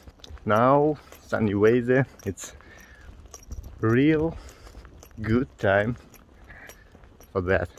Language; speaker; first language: English; non-native, learner; Russian